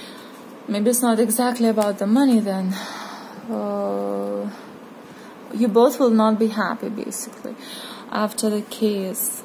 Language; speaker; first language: English; non-native, fluent; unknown